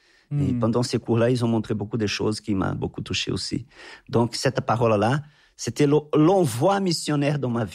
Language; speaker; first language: French; non-native, fluent; Portuguese